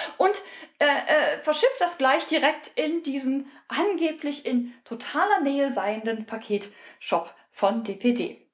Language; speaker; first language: German; native; German